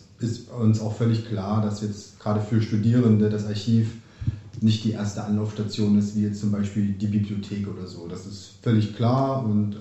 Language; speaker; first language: German; native; German